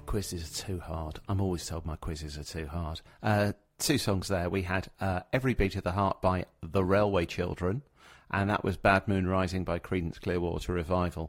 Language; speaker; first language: English; native; English